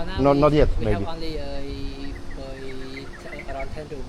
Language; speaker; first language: English; non-native, learner; Khmer